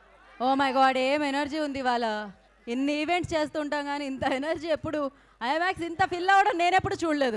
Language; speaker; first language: Telugu; native; Telugu